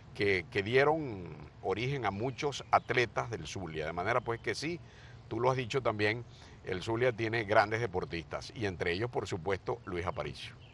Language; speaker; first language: Spanish; native; Spanish